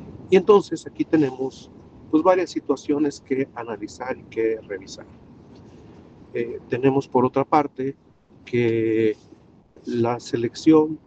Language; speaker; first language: Spanish; native; Spanish